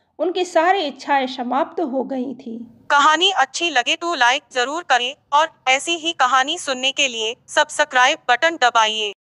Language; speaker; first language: Hindi; native; Hindi